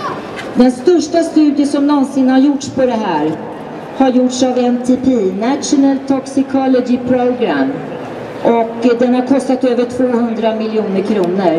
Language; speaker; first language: Swedish; native; Swedish